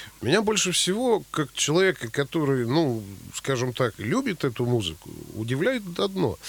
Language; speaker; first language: Russian; native; Russian